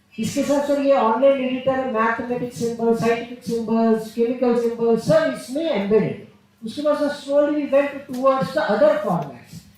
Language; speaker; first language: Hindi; non-native, local second language; Telugu